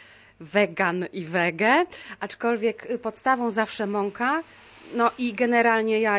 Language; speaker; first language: Polish; native; Polish